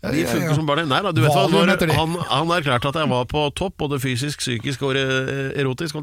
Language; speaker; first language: Norwegian; native; Norwegian